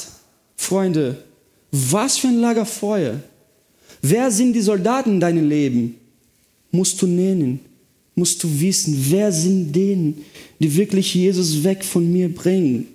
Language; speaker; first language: German; non-native, fluent; Portuguese